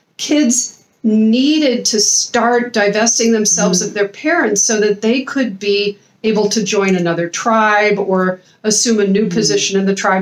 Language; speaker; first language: English; native; English